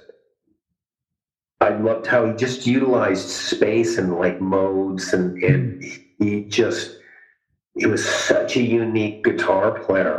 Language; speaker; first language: English; native; English